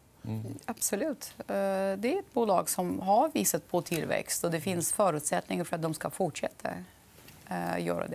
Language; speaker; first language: Swedish; non-native, fluent; Russian